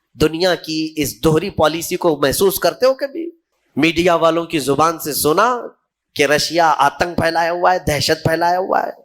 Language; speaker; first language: Urdu; native; Urdu